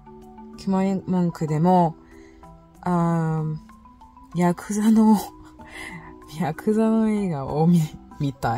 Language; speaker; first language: Japanese; non-native, learner; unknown